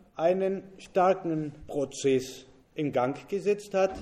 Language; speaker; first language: German; non-native, fluent; Spanish